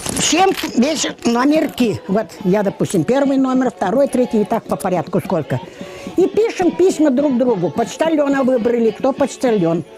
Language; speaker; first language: Russian; non-native, local second language; Chuvash